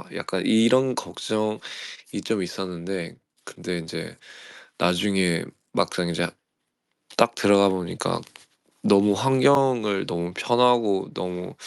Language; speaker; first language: Korean; early bilingual, heritage; Korean